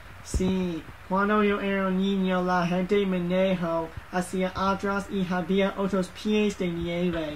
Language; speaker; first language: Spanish; non-native, learner; English